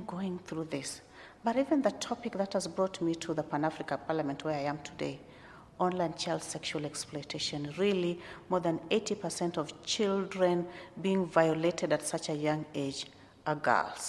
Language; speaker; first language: English; non-native, local second language; Luo (Kenya and Tanzania)